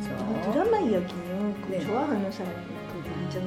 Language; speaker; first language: Korean; non-native, fluent; Japanese